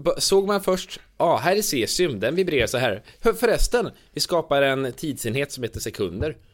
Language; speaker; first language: Swedish; native; Swedish